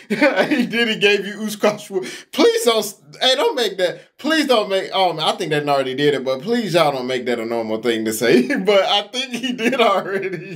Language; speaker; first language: English; native; English